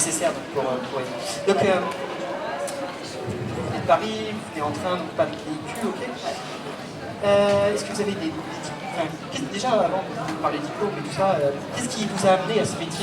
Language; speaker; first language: French; native; French